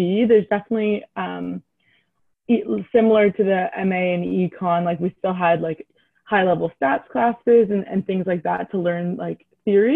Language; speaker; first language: English; native; English